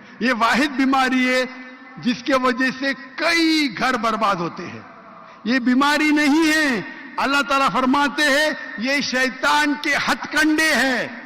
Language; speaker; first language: Urdu; non-native, local second language; Konkani